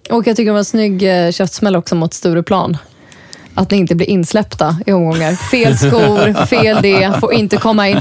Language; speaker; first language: Swedish; native; Swedish